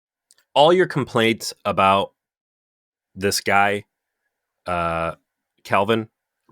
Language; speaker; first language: English; native; English